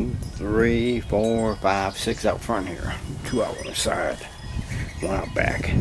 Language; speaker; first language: English; native; English